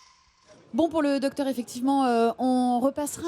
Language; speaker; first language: French; native; French